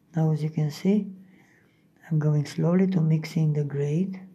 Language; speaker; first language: English; non-native, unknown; Romanian